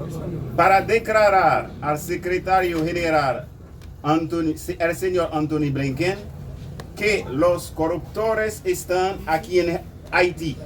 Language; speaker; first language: Spanish; non-native, local second language; Haitian Creole